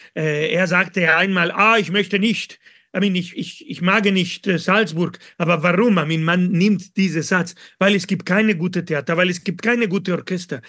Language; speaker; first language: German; non-native, learner; Spanish